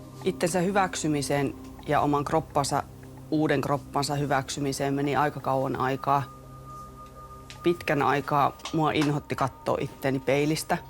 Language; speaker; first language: Finnish; native; Finnish